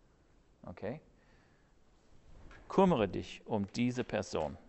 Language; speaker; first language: German; non-native, fluent; English